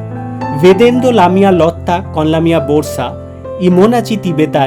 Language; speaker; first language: Italian; non-native, fluent; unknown